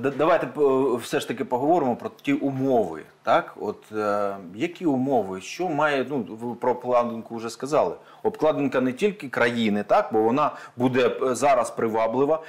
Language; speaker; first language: Ukrainian; native; Ukrainian